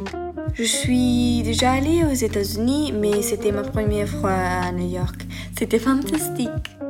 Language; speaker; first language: French; non-native, learner; Italian